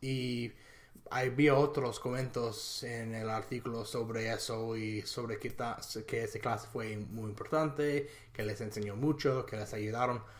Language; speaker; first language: Spanish; non-native, fluent; English